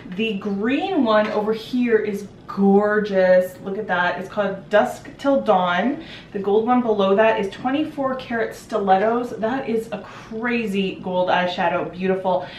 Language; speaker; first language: English; native; English